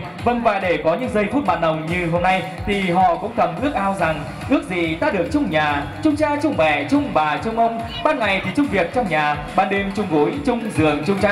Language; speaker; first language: Vietnamese; native; Vietnamese